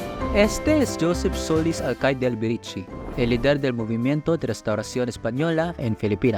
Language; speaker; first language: Spanish; non-native, fluent; Filipino